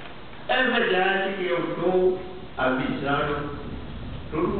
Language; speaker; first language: Portuguese; non-native, local second language; Kayapó